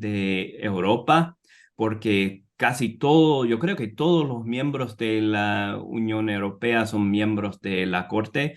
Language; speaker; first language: Spanish; non-native, fluent; English